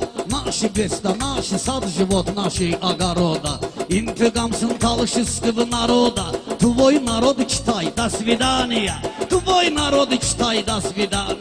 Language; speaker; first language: Russian; non-native, learner; Talysh